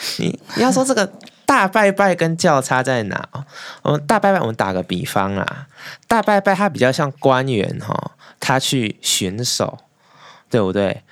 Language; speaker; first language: Chinese; native; Chinese